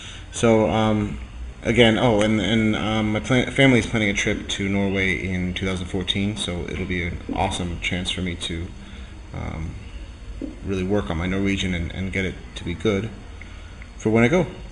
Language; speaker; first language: English; native; English